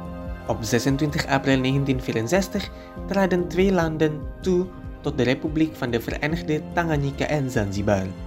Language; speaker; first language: Dutch; non-native, fluent; Indonesian